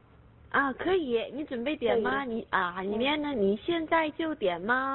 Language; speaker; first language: Chinese; non-native, fluent; Korean